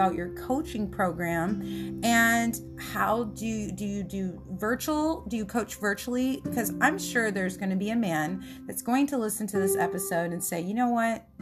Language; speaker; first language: English; early bilingual, other home language; Italian